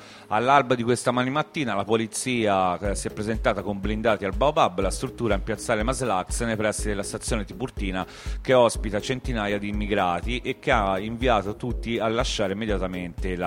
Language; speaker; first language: Italian; native; Italian